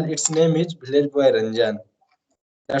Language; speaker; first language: English; non-native, learner; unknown